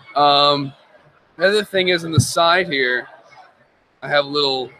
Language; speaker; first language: English; native; English